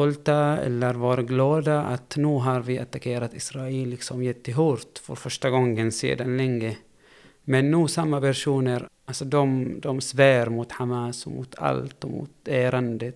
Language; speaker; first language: Swedish; non-native, fluent; Arabic